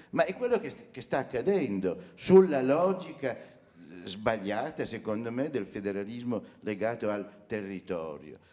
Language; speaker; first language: Italian; native; Italian